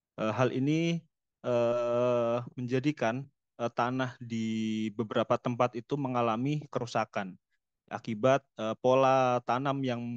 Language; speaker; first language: Indonesian; non-native, local second language; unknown